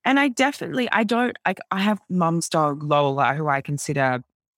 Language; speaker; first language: English; native; English